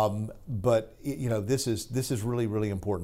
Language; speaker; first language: English; native; English